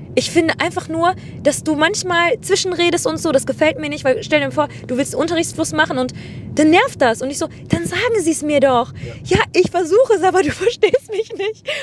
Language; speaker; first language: German; native; German